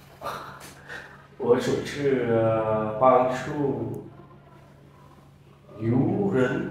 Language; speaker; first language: Chinese; non-native, learner; Vietnamese